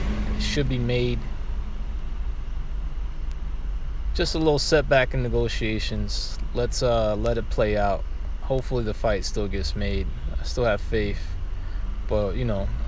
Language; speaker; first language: English; native; English